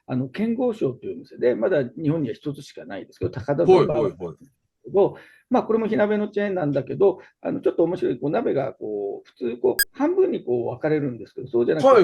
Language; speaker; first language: Japanese; native; Japanese